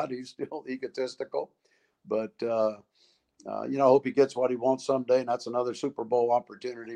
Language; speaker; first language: English; native; English